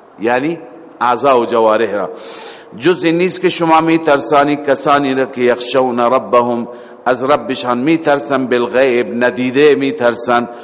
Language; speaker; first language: Persian; native; Persian